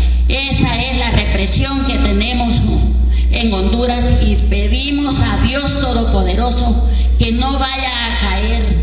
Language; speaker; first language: Spanish; native; Spanish